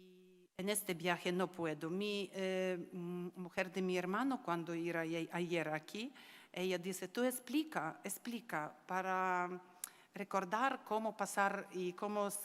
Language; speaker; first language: Spanish; non-native, learner; Ukrainian